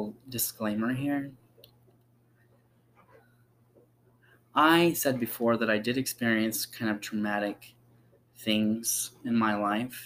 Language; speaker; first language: English; native; English